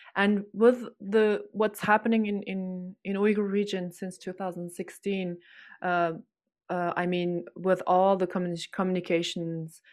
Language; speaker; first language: English; non-native, fluent; Chinese